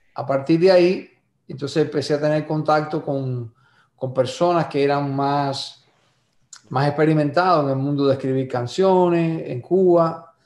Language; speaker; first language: Spanish; native; Spanish